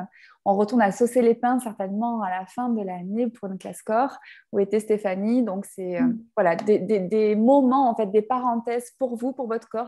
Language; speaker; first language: French; native; French